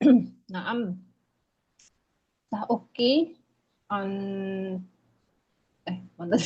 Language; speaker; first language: Arabic; non-native, learner; Indonesian